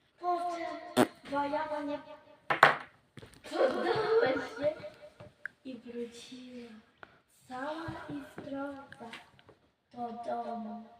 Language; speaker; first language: Polish; native; Polish